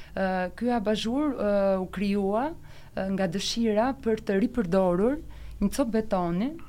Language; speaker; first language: Albanian; native; Albanian